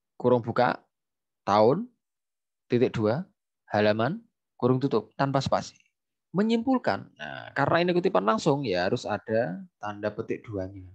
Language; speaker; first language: Indonesian; native; Indonesian